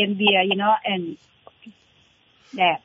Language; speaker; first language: English; non-native, learner; Thai